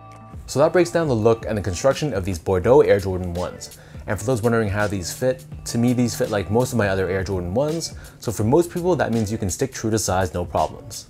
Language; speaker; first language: English; native; English